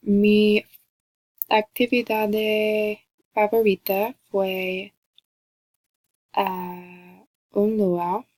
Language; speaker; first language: Spanish; non-native, learner; English